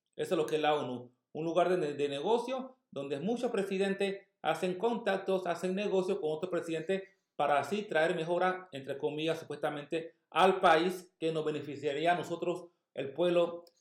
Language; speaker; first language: Spanish; native; Spanish